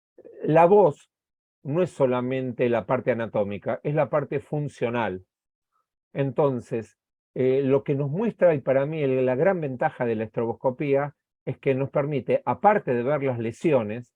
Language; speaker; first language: Spanish; native; Spanish